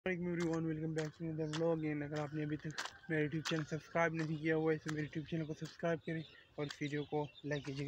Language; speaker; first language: Hindi; non-native, local second language; Pashto